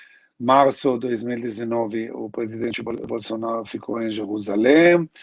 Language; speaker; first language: Portuguese; non-native, learner; Hebrew